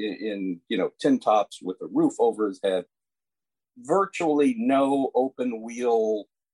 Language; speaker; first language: English; native; English